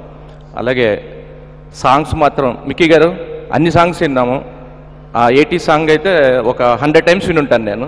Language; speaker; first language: Telugu; native; Telugu